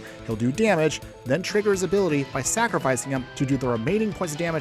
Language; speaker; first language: English; native; English